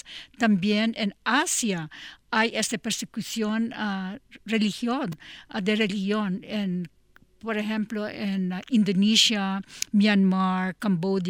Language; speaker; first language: Spanish; non-native, learner; English